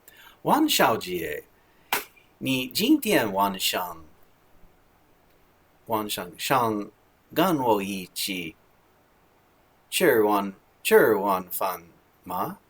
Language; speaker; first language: Chinese; non-native, learner; English